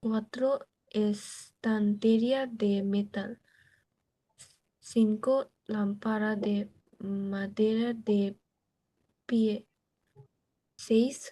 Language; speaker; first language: Spanish; non-native, learner; Bangla